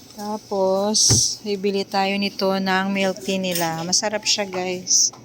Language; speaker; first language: Filipino; native; Filipino